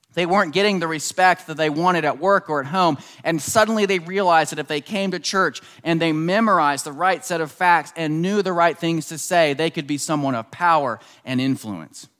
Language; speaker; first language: English; native; English